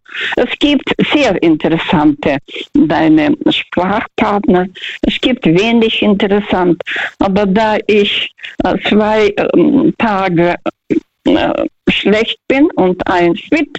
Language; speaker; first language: German; non-native, fluent; Russian